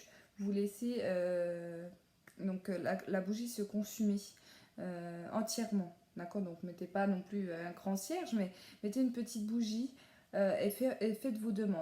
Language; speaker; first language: French; native; French